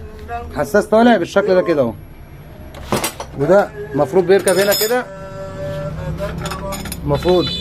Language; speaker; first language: Arabic; native; Arabic